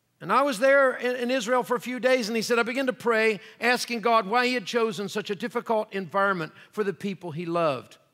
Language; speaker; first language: English; native; English